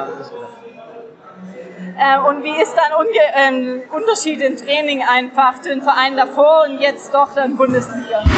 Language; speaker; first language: German; native; German